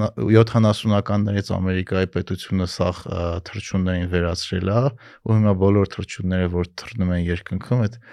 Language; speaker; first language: Armenian; native; Armenian